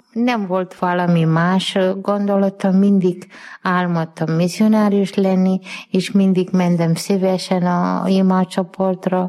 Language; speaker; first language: Hungarian; non-native, learner; Malayalam